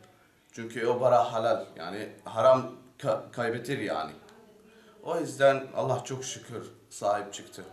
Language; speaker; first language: Turkish; non-native, learner; Arabic